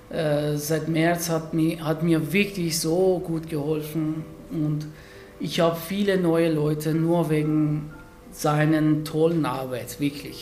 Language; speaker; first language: German; non-native, fluent; Persian